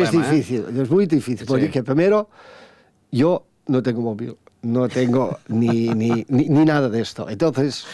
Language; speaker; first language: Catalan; non-native, learner; Dutch